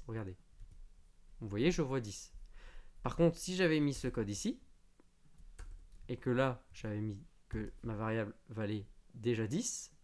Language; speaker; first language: French; native; French